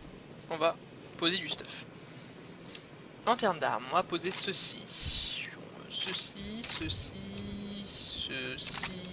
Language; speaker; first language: French; native; French